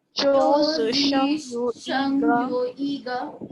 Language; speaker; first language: Chinese; non-native, learner; Hindi